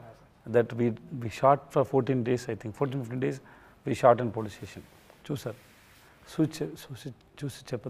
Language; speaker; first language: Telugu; non-native, learner; Tamil